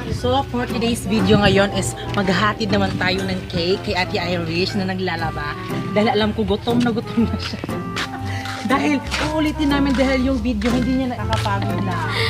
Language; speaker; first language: Filipino; non-native, local second language; Cebuano